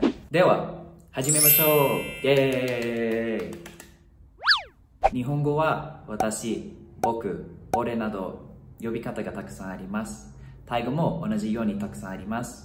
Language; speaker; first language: Japanese; non-native, fluent; Thai